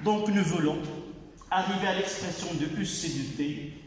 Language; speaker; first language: French; non-native, local second language; Arabic